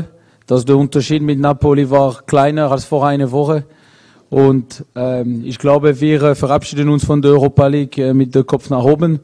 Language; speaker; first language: German; non-native, local second language; French